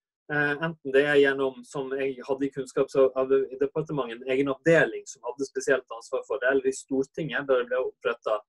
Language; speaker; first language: Norwegian; native; Norwegian